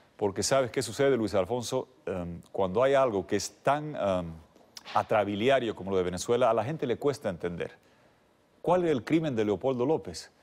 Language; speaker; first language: Spanish; native; Spanish